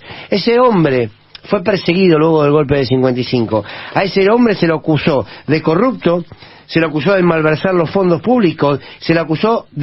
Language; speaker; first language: Spanish; native; Spanish